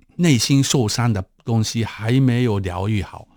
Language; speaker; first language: Chinese; non-native, fluent; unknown